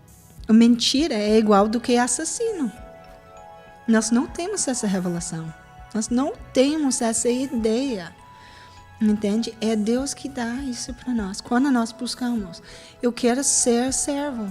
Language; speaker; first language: Portuguese; non-native, fluent; English